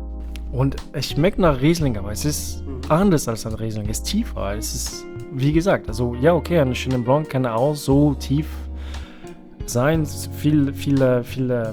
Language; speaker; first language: German; non-native, fluent; French